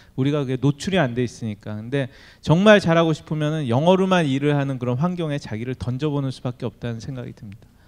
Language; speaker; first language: Korean; native; Korean